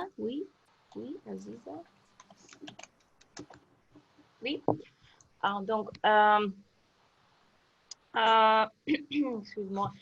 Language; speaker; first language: French; non-native, learner; Russian